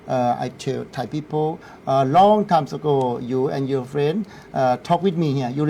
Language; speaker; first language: English; non-native, learner; Thai